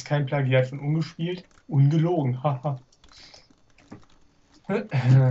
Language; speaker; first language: German; native; German